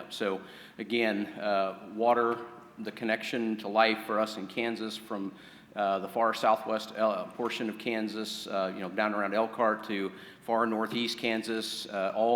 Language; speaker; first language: English; native; English